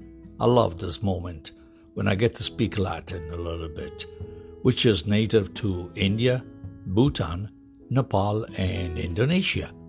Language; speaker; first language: English; non-native, fluent; Italian